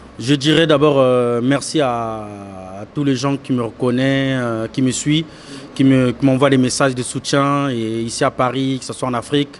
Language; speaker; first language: French; non-native, local second language; Lingala